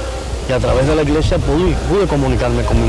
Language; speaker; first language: Spanish; native; Spanish